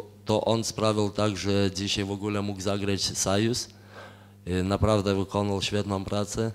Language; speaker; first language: Polish; non-native, fluent; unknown